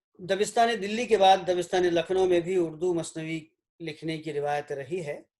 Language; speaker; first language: Urdu; native; Urdu